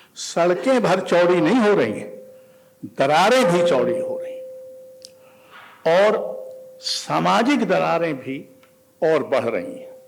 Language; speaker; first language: Hindi; native; Hindi